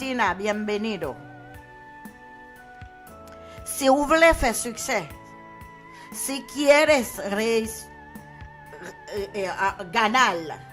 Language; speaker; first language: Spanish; non-native, learner; Haitian Creole